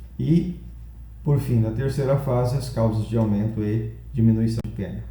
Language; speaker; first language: Portuguese; native; Portuguese